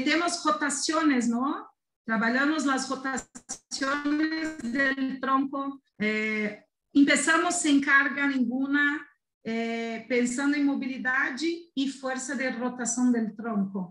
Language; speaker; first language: Spanish; non-native, learner; Portuguese